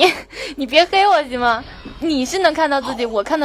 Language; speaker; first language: Chinese; native; Chinese